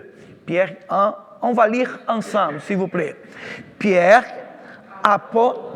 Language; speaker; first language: French; non-native, fluent; Portuguese